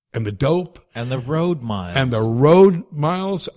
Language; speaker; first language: English; native; English